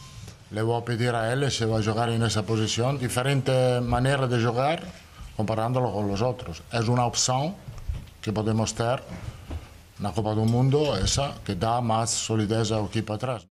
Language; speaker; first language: Portuguese; non-native, fluent; Italian